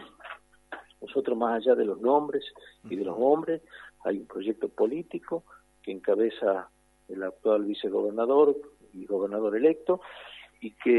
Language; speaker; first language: Spanish; native; Spanish